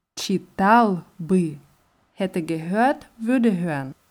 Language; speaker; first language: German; non-native, fluent; Russian